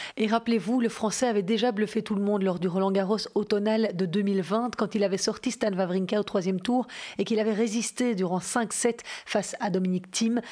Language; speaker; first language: French; native; French